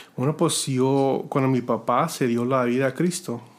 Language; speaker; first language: Spanish; early bilingual, heritage; Spanish